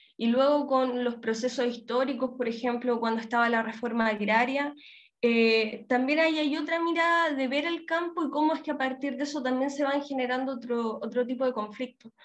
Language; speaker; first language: Spanish; native; Spanish